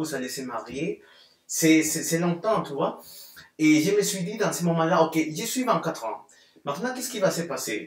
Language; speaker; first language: French; non-native, fluent; Spanish